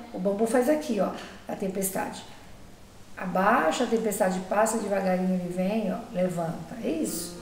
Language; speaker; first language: Portuguese; native; Portuguese